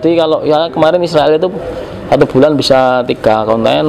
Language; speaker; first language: Indonesian; native; Indonesian